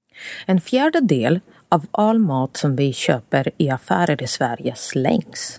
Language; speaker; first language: Swedish; non-native, fluent; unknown